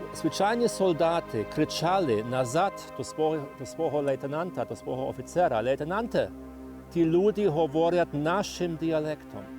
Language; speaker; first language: Ukrainian; non-native, fluent; German